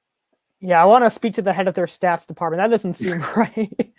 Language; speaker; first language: English; native; English